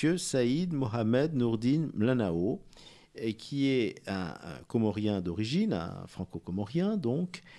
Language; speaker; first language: French; native; French